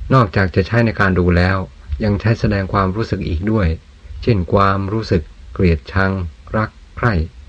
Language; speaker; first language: Thai; native; Thai